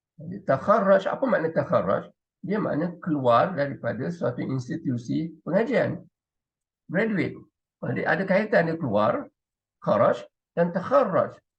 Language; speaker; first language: Malay; native; Malay